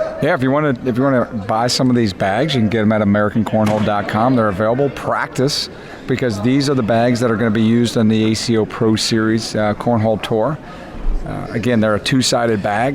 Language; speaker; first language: English; native; English